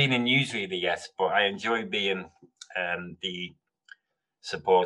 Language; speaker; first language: English; native; English